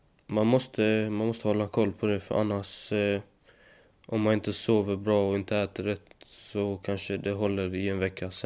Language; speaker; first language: Swedish; native; Swedish